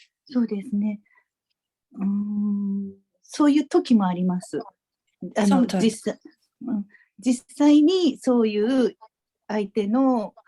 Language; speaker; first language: Japanese; native; Japanese